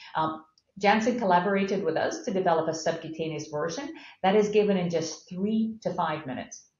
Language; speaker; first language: English; native; English